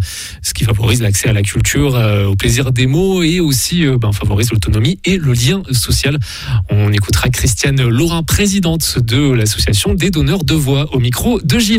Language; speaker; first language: French; native; French